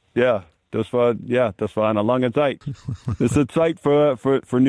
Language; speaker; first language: German; non-native, learner; English